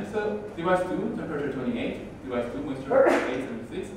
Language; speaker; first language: English; non-native, fluent; Persian